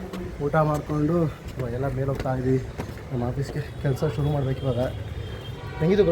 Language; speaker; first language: Kannada; native; Kannada